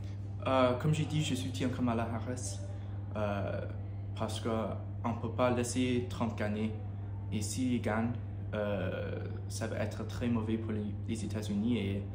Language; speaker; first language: French; non-native, learner; English